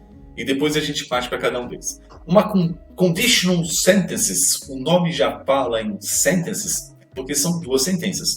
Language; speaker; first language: Portuguese; native; Portuguese